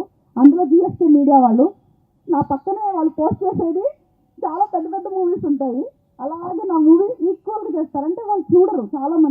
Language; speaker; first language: Telugu; native; Telugu